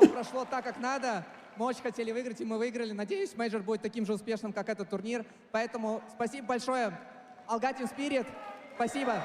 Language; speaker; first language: Russian; native; Russian